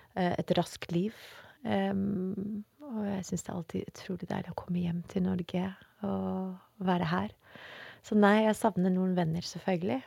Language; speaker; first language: Norwegian; non-native, fluent; Dutch